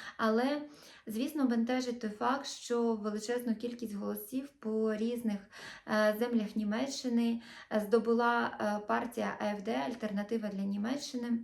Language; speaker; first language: Ukrainian; non-native, local second language; Russian